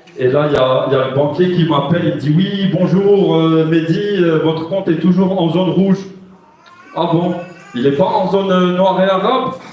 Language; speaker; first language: French; non-native, local second language; Arabic